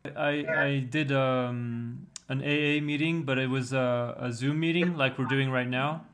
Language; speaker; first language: English; non-native, fluent; French